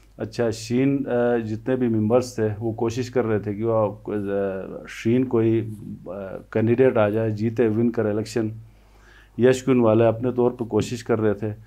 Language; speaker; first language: Urdu; non-native, local second language; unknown